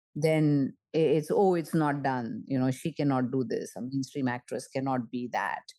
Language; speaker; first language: English; non-native, local second language; Marathi